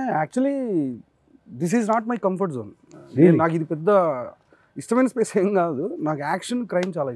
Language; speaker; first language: Telugu; native; Telugu